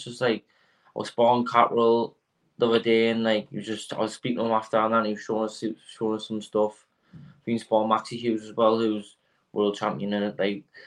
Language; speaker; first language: English; native; English